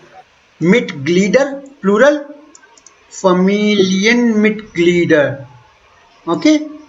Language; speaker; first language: German; non-native, fluent; Hindi